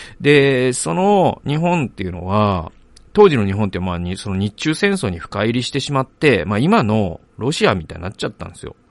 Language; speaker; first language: Japanese; native; Japanese